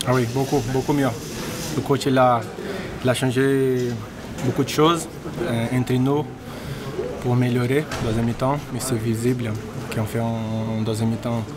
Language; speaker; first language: French; non-native, learner; Portuguese